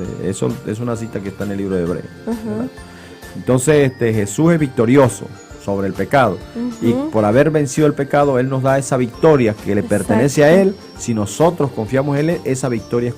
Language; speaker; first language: Spanish; native; Spanish